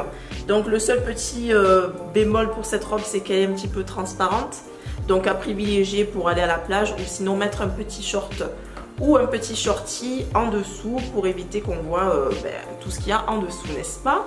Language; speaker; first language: French; native; French